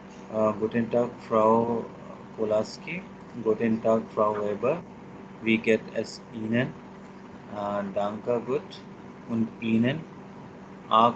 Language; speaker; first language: German; non-native, learner; Hindi